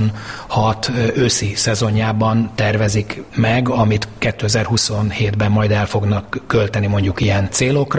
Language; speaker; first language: Hungarian; native; Hungarian